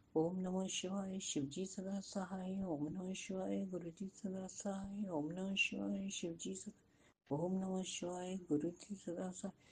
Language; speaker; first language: Hindi; non-native, local second language; Punjabi